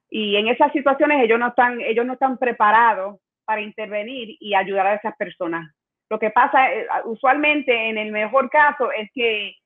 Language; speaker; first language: Spanish; early bilingual, heritage; Spanish